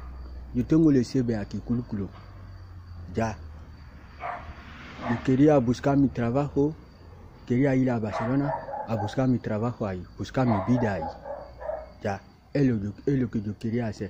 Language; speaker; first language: Spanish; non-native, learner; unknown